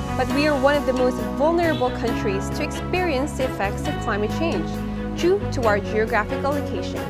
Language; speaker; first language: English; non-native, local second language; Filipino